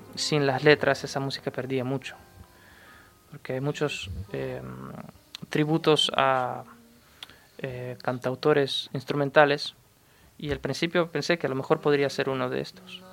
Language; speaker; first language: Spanish; native; Spanish